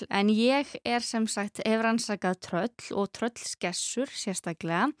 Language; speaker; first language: Icelandic; native; Icelandic